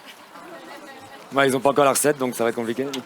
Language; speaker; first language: French; native; French